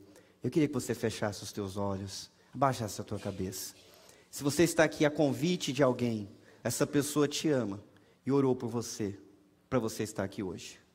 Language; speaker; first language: Portuguese; native; Portuguese